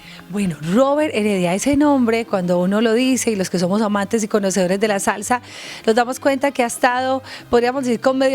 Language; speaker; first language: Spanish; native; Spanish